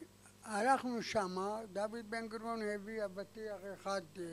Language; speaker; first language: Hebrew; non-native, fluent; Arabic